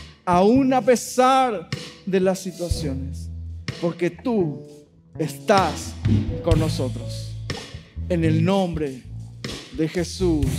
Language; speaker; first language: Spanish; native; Spanish